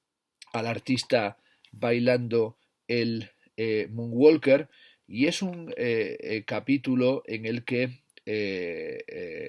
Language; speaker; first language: Spanish; native; Spanish